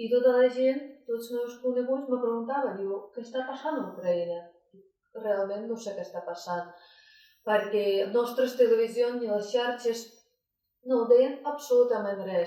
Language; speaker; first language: Catalan; non-native, fluent; Ukrainian